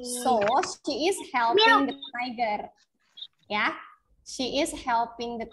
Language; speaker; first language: English; non-native, fluent; Indonesian